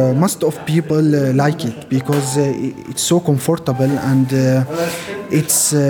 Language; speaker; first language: English; non-native, fluent; Arabic